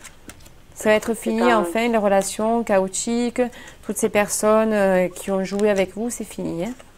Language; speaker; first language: French; native; French